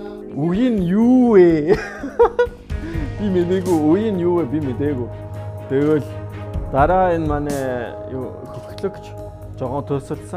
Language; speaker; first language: Mongolian; non-native, learner; French